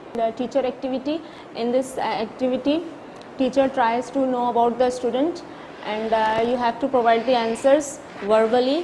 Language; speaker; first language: English; non-native, local second language; Urdu